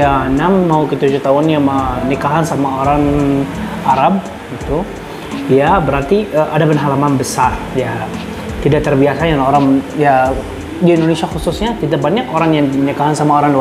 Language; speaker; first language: Indonesian; non-native, learner; Arabic